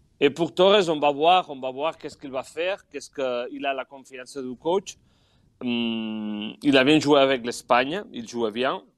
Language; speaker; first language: French; non-native, fluent; Catalan